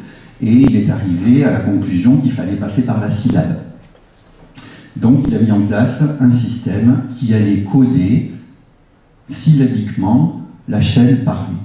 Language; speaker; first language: French; native; French